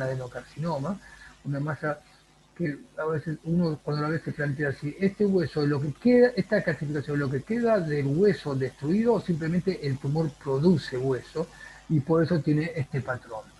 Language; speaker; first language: Spanish; native; Spanish